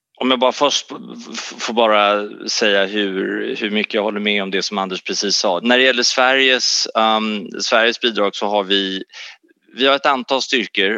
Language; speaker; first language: Swedish; native; Swedish